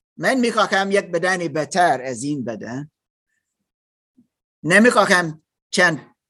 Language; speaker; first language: Persian; non-native, learner; German